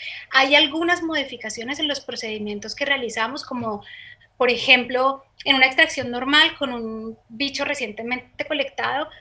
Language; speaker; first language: Spanish; native; Spanish